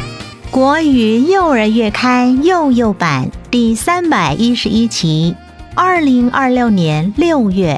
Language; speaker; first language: Chinese; native; Chinese